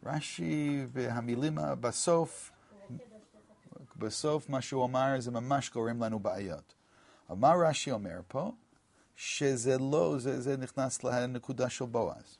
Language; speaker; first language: Hebrew; non-native, fluent; English